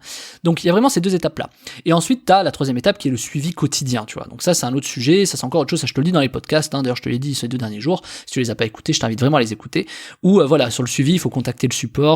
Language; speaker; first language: French; native; French